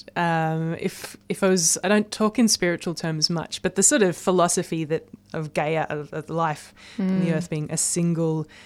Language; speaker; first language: English; native; English